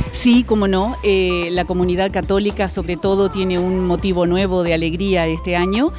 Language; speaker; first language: Spanish; native; Spanish